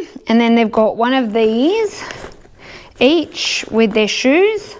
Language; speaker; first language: English; native; English